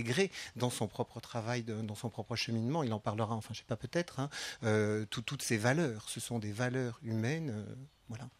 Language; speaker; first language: French; native; French